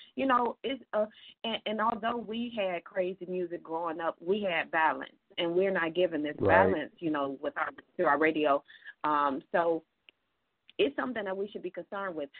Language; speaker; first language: English; native; English